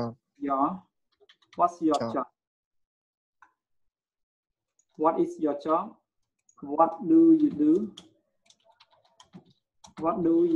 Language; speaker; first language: English; non-native, learner; Khmer